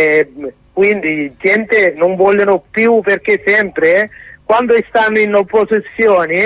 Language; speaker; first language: Italian; non-native, learner; Sinhala